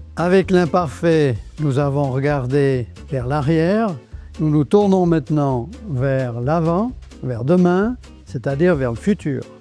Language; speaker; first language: French; native; French